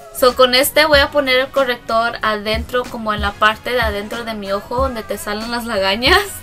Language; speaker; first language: Spanish; early bilingual, other home language; English